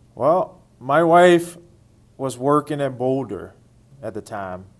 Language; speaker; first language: English; native; English